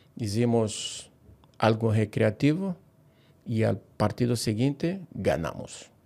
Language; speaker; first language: Spanish; non-native, fluent; Portuguese